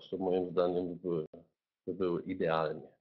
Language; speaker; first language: Polish; non-native, fluent; German